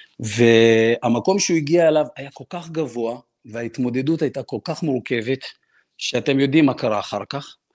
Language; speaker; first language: Hebrew; early bilingual, other home language; Russian